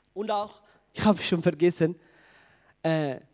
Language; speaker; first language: German; non-native, fluent; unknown